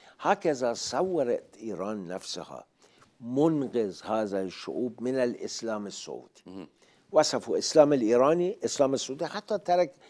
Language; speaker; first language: Arabic; non-native, fluent; Persian